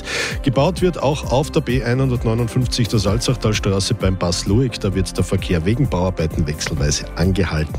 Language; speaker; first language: German; native; German